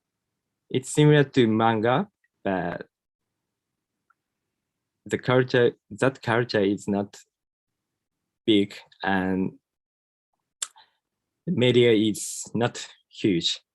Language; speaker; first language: English; non-native, learner; Japanese